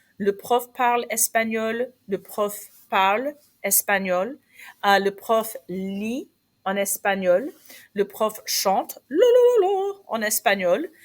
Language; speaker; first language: French; non-native, fluent; English